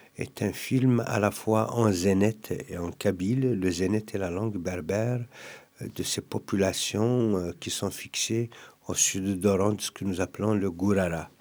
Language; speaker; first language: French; non-native, local second language; Kabyle